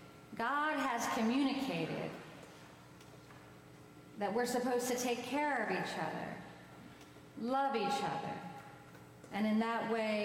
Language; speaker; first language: English; native; English